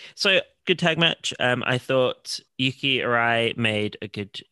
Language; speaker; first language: English; native; English